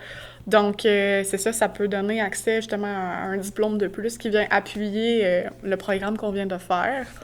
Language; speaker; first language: French; native; French